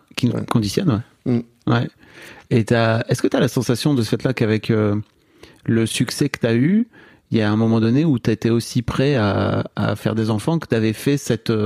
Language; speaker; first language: French; native; French